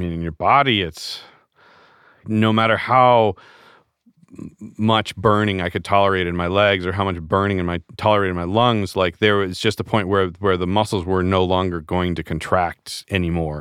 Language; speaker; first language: English; native; English